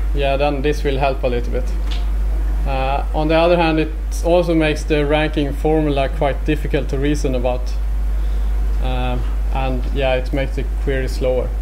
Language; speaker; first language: English; non-native, fluent; Swedish